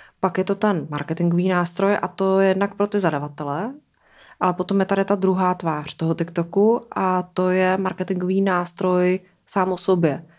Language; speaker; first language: Czech; native; Czech